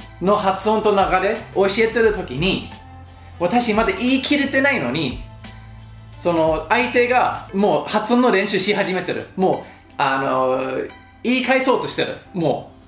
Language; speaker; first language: Japanese; non-native, fluent; English